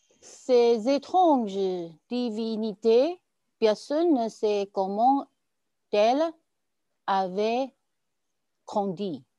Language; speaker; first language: French; non-native, fluent; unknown